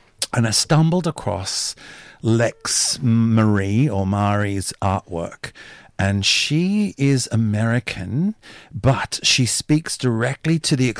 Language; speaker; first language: English; native; English